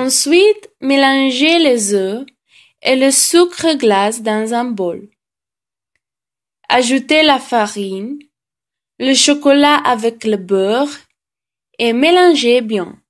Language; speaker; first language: French; non-native, learner; Slovenian